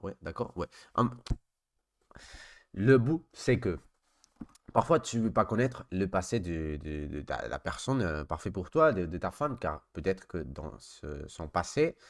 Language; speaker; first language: French; non-native, learner; Spanish